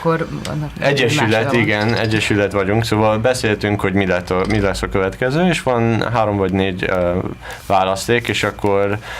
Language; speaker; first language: Hungarian; non-native, learner; English